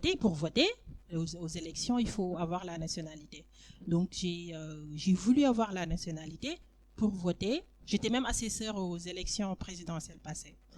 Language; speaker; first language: French; non-native, local second language; Wolof